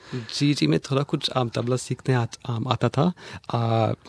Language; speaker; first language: Hindi; early bilingual, heritage; Hindi